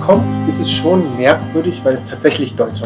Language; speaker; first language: German; native; German